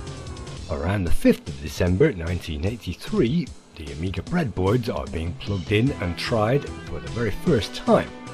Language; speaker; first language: English; native; English